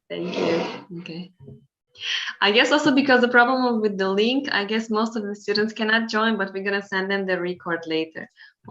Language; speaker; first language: English; non-native, fluent; Turkish